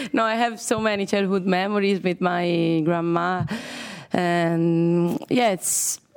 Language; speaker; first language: English; non-native, fluent; Italian